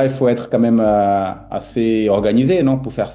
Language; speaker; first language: French; non-native, fluent; Portuguese